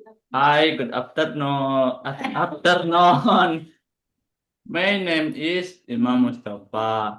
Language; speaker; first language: English; non-native, learner; Indonesian